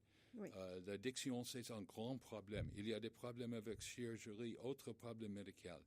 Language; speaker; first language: French; non-native, learner; English